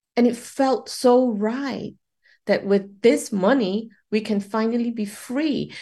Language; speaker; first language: English; non-native, local second language; Cantonese